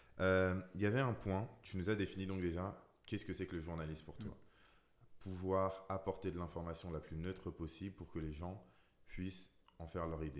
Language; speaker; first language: French; native; French